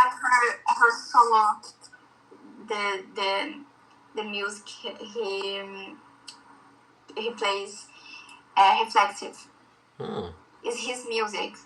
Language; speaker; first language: English; non-native, learner; Portuguese